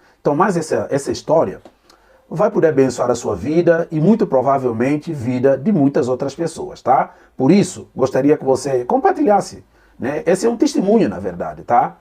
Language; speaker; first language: Portuguese; non-native, local second language; Upper Guinea Crioulo